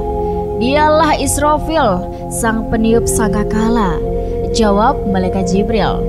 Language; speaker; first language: Indonesian; native; Indonesian